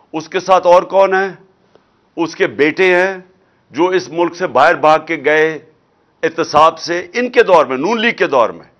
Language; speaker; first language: Urdu; non-native, local second language; Punjabi